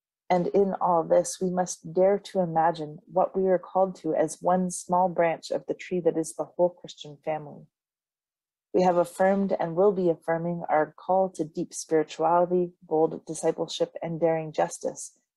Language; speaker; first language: English; native; English